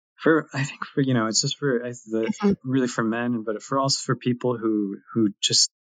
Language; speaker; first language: English; native; English